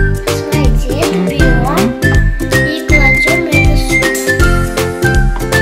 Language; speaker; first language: Russian; early bilingual, heritage; Russian